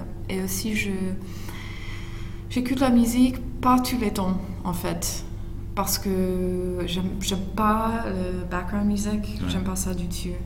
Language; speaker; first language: French; non-native, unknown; English